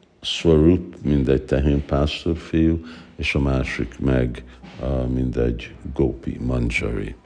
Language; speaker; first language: Hungarian; early bilingual, heritage; Hungarian